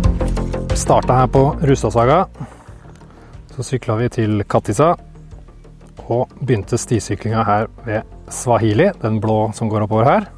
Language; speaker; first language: Norwegian; native; Norwegian